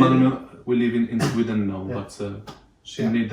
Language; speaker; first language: English; non-native, learner; Arabic